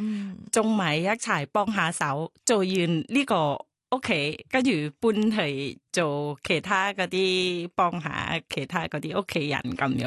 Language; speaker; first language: Cantonese; non-native, fluent; Thai